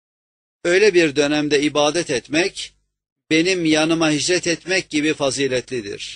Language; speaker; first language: Turkish; native; Turkish